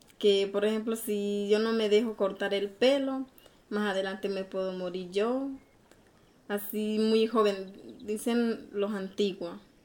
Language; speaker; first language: Spanish; non-native, local second language; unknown